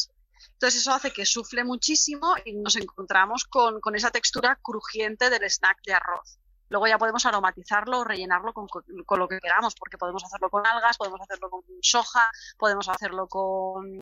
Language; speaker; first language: Spanish; native; Spanish